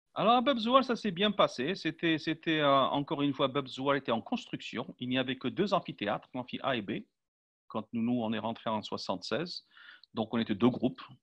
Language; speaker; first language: French; non-native, local second language; Arabic